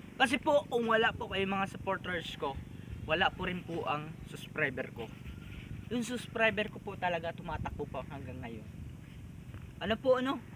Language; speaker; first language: Filipino; non-native, local second language; Bikol